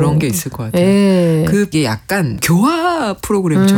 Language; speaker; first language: Korean; native; Korean